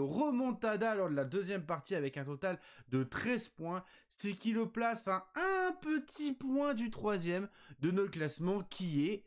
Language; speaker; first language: French; native; French